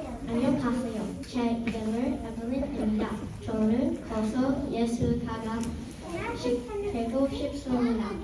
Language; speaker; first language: Korean; early bilingual, heritage; Korean